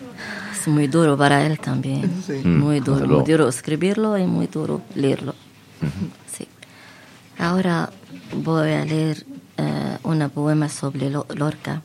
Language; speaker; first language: Spanish; non-native, fluent; Arabic